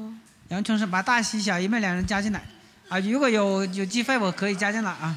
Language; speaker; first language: Chinese; native; Chinese